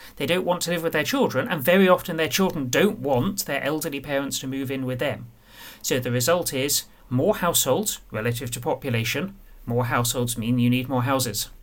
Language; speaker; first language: English; native; English